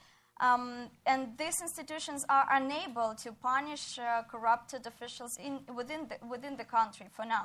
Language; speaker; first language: English; non-native, fluent; Ukrainian